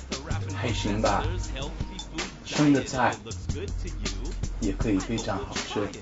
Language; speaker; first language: Chinese; non-native, fluent; English